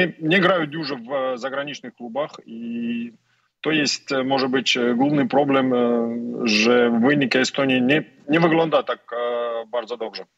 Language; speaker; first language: Polish; non-native, learner; Russian